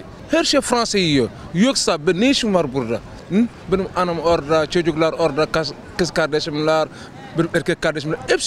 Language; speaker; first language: Turkish; non-native, learner; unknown